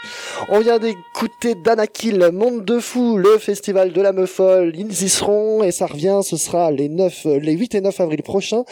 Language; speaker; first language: French; native; French